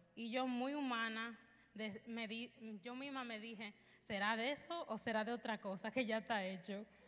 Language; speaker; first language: Spanish; early bilingual, heritage; Spanish